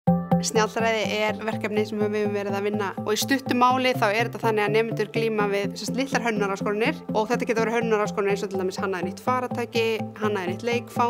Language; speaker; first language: Icelandic; native; Icelandic